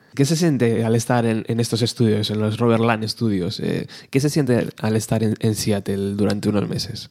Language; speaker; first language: Spanish; native; Spanish